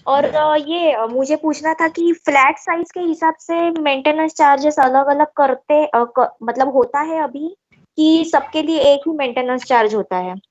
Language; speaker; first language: Hindi; non-native, local second language; Marathi